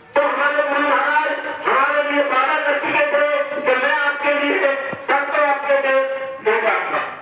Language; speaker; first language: Hindi; native; Hindi